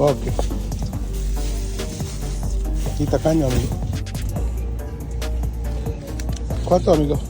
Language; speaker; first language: Spanish; non-native, learner; Sinhala